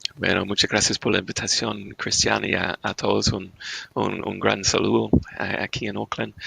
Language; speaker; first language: Spanish; non-native, learner; English